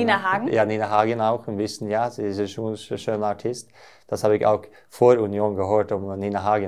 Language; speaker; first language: German; non-native, learner; Norwegian